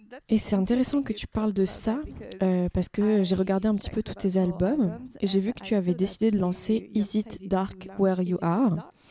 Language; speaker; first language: French; native; French